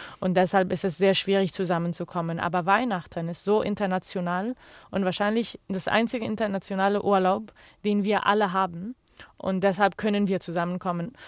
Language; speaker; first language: German; non-native, fluent; Arabic